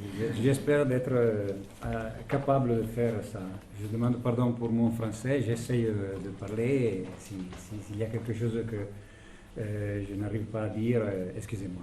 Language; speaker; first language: French; non-native, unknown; Italian